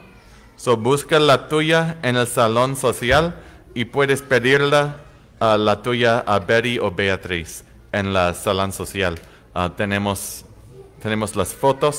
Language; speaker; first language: Spanish; non-native, fluent; English